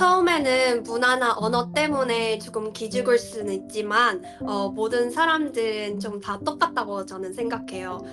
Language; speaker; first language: Korean; early bilingual, heritage; Korean